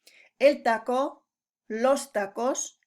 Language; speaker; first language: Spanish; non-native, fluent; English